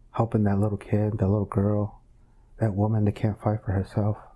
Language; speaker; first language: English; native; English